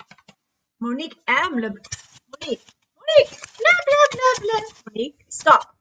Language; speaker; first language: French; non-native, fluent; English